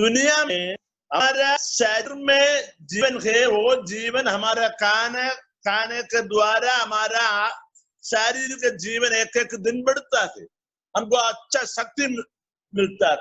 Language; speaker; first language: Hindi; non-native, learner; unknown